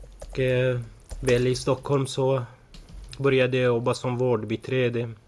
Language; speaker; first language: Swedish; early bilingual, other home language; Arabic